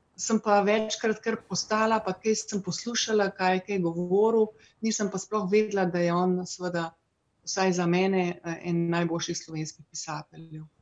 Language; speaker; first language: Slovenian; native; Slovenian